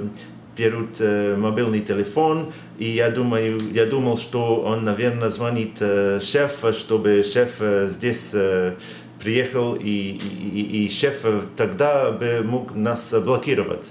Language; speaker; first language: Russian; non-native, learner; English